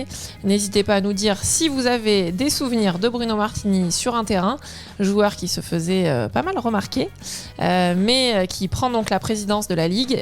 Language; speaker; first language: French; native; French